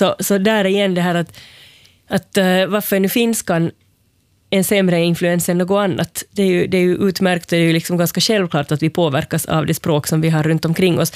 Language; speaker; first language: Swedish; native; Swedish